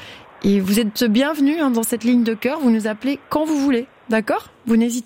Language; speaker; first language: French; native; French